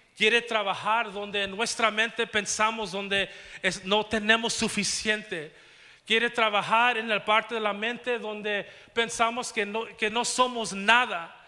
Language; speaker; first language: Spanish; early bilingual, heritage; Spanish